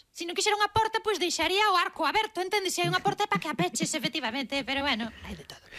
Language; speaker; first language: Galician; native; Galician